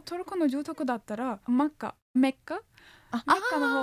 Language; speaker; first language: Japanese; non-native, fluent; Turkish